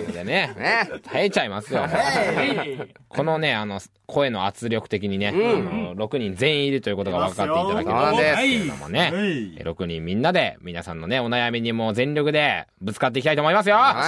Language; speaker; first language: Japanese; native; Japanese